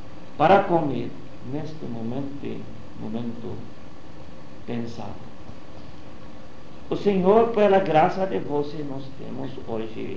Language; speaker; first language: Portuguese; non-native, learner; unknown